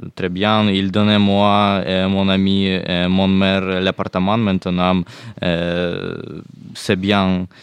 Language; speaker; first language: French; non-native, learner; Ukrainian